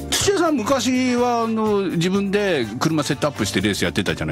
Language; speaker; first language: Japanese; native; Japanese